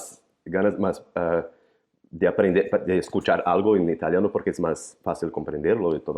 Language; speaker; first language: Spanish; non-native, fluent; Portuguese